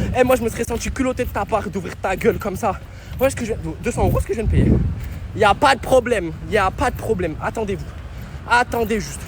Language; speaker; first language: French; native; French